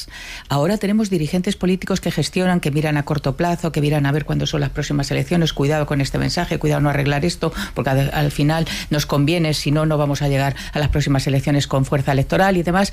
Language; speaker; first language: Spanish; native; Spanish